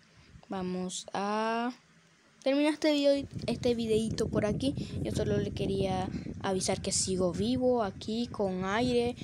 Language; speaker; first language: Spanish; native; Spanish